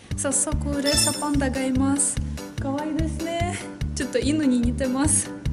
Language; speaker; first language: Japanese; non-native, fluent; Russian